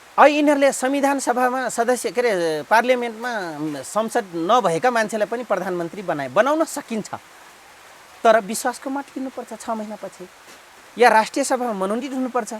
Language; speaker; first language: Nepali; non-native, local second language; Rana Tharu